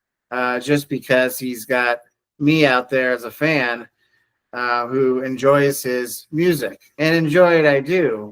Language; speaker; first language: English; native; English